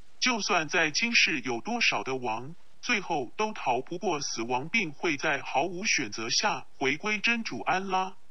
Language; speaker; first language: Chinese; non-native, local second language; Cantonese